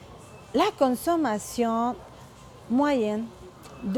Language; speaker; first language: French; non-native, fluent; Spanish